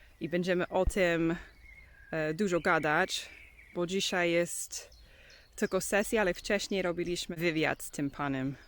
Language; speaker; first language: Polish; non-native, learner; English